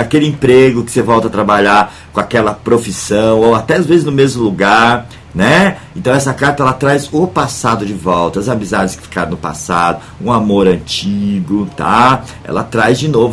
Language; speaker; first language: Portuguese; native; Portuguese